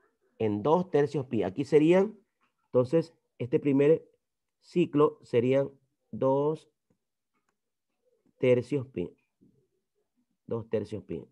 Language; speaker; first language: Spanish; native; Spanish